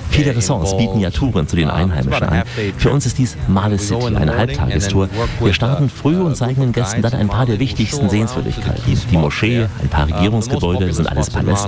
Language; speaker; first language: German; native; German